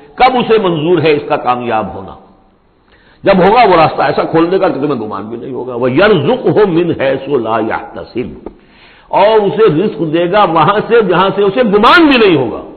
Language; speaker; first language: Urdu; native; Urdu